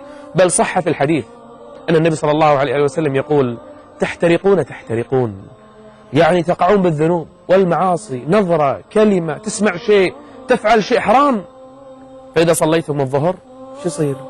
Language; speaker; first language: Arabic; native; Arabic